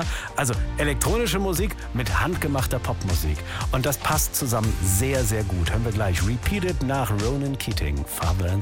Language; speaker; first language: German; native; German